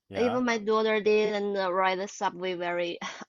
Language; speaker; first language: English; non-native, learner; Chinese